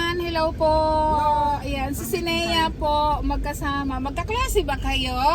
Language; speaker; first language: Filipino; native; Filipino